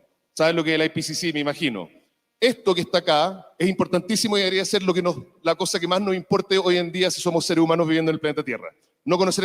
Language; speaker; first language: Spanish; native; Spanish